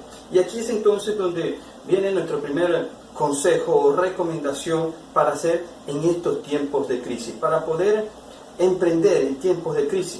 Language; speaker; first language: Spanish; native; Spanish